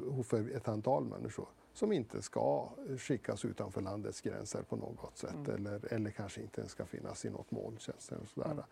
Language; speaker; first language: Swedish; early bilingual, other home language; Persian